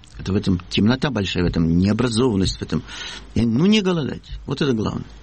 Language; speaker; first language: Russian; native; Russian